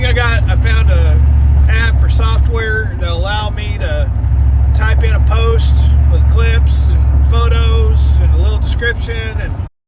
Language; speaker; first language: English; native; English